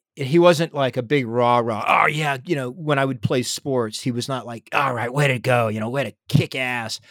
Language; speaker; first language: English; native; English